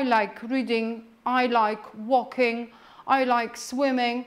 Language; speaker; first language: English; non-native, fluent; Polish